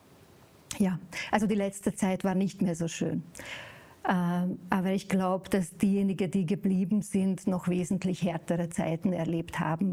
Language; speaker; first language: German; non-native, fluent; Hungarian